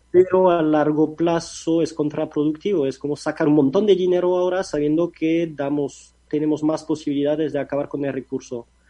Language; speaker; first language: Spanish; non-native, fluent; French